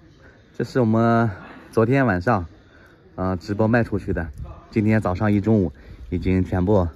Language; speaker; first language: Chinese; native; Chinese